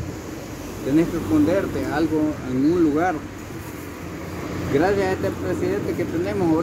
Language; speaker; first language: Spanish; native; Spanish